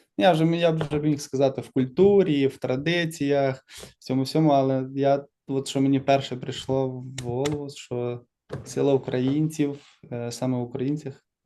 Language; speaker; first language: Ukrainian; native; Ukrainian